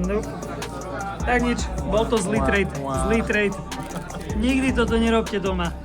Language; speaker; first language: Slovak; native; Slovak